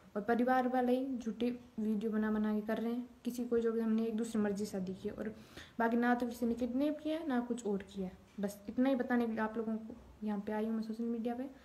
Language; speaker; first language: Hindi; native; Hindi